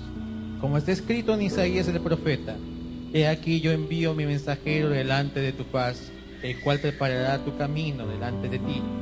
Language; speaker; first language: Spanish; native; Spanish